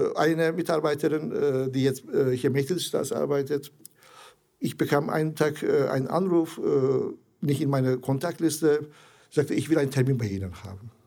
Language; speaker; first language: German; non-native, learner; Turkish